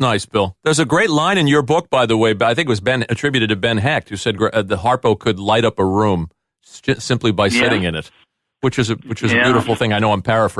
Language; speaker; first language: English; native; English